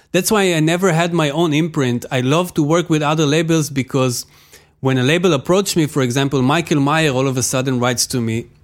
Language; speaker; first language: English; non-native, fluent; Hebrew